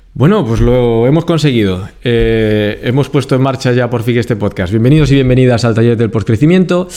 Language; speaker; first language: Spanish; native; Spanish